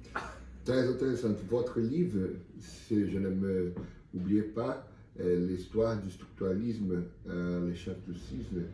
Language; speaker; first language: French; non-native, learner; Portuguese